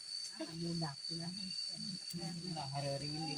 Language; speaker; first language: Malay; non-native, local second language; Sundanese